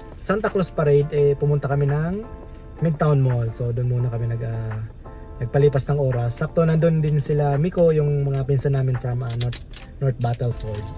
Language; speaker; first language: Filipino; non-native, local second language; Bikol